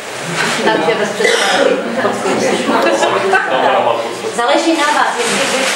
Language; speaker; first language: Czech; native; Czech